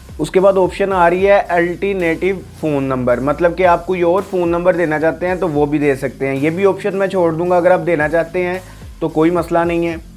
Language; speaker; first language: Urdu; native; Urdu